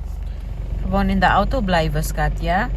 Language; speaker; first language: Dutch; non-native, learner; Filipino